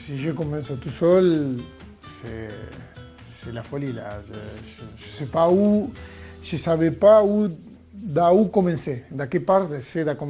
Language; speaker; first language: French; non-native, fluent; Spanish